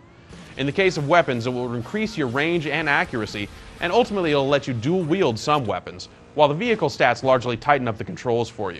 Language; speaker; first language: English; native; English